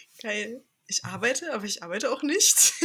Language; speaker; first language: German; native; German